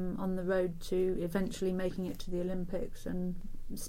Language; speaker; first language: English; native; English